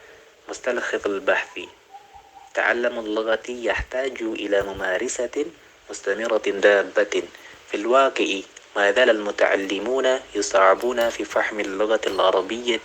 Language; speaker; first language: Arabic; non-native, learner; Indonesian